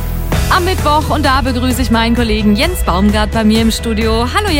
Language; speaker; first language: German; native; German